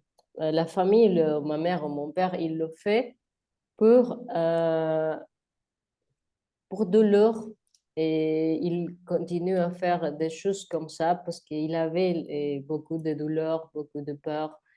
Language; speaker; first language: French; non-native, learner; Spanish